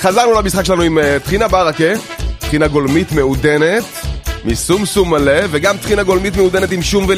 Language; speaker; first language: Hebrew; native; Hebrew